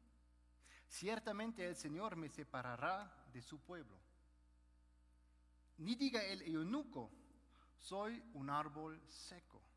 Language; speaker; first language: Spanish; non-native, fluent; German